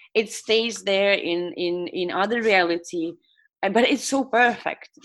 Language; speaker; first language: English; non-native, fluent; Estonian